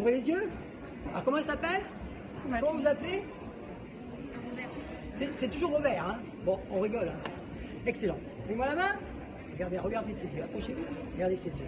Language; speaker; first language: French; native; French